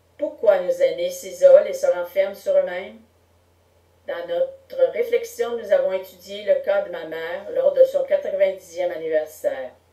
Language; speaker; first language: French; native; French